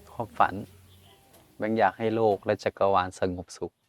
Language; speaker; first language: Thai; native; Thai